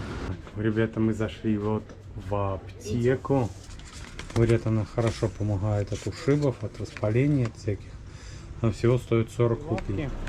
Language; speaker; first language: Russian; native; Russian